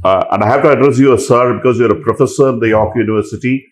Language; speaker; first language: English; non-native, local second language; Tamil